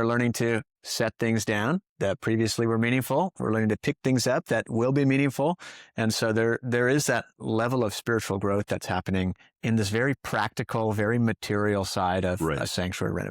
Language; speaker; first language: English; native; English